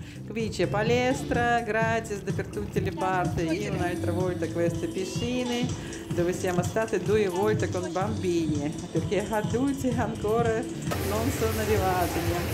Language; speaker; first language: Italian; non-native, learner; Russian